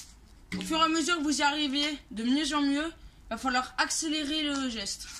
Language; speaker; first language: French; native; French